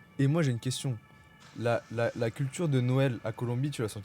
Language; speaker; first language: French; native; French